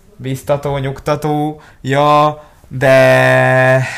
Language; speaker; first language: Hungarian; early bilingual, other home language; Hebrew